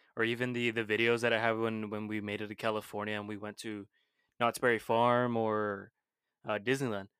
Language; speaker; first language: English; early bilingual, other home language; Spanish